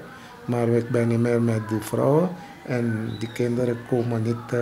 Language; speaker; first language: Dutch; non-native, local second language; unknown